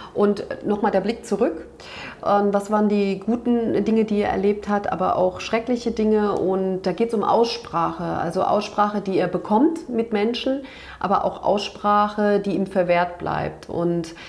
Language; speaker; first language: German; early bilingual, other home language; Turkish